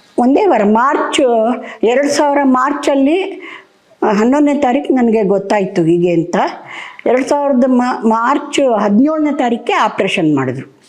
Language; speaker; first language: Kannada; native; Kannada